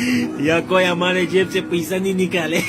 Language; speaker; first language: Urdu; non-native, fluent; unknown